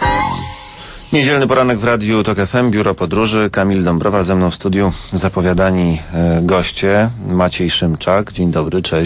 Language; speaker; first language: Polish; native; Polish